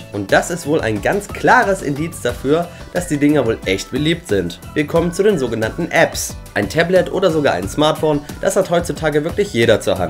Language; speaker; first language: German; native; German